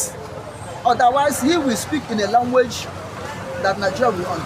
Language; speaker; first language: English; non-native, local second language; Igbo